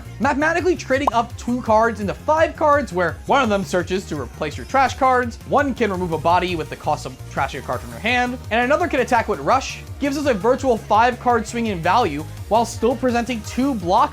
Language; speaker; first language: English; native; English